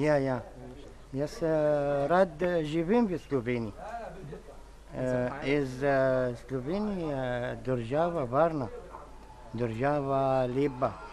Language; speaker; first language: Slovenian; non-native, learner; Arabic